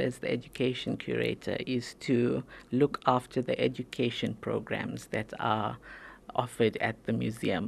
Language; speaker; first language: English; native; English